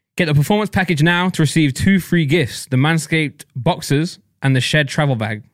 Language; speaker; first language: English; native; English